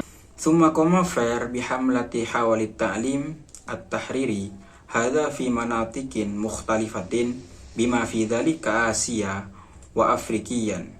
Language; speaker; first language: Arabic; non-native, learner; Indonesian